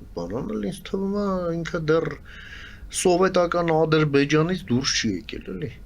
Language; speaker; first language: Armenian; native; Armenian